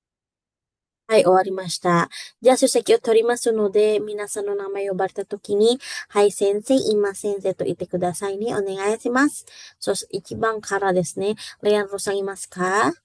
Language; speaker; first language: Japanese; non-native, fluent; Indonesian